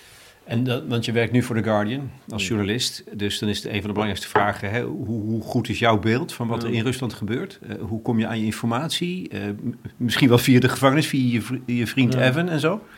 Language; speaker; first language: Dutch; native; Dutch